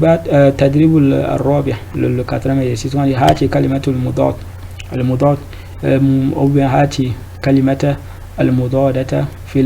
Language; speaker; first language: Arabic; non-native, fluent; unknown